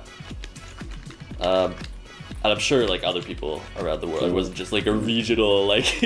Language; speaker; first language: English; native; English